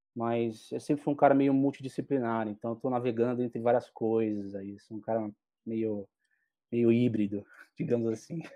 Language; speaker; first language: Portuguese; native; Portuguese